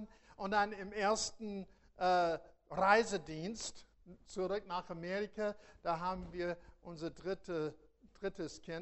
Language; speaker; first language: German; non-native, fluent; English